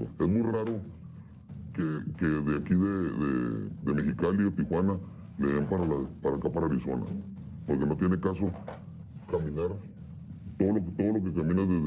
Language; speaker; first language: Spanish; native; Spanish